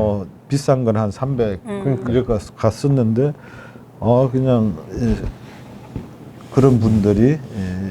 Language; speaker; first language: Korean; native; Korean